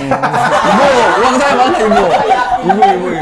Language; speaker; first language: Indonesian; non-native, fluent; Korean